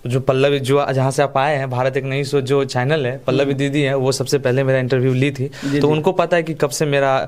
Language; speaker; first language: Hindi; native; Hindi